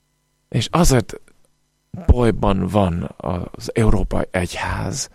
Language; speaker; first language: Hungarian; non-native, fluent; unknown